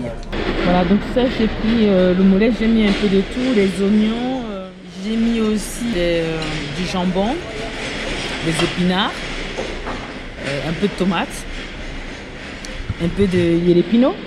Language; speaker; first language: French; native; French